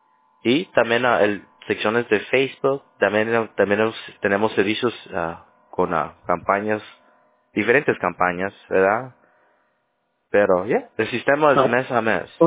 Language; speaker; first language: Spanish; non-native, learner; English